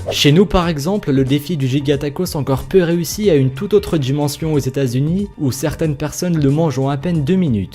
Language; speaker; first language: French; native; French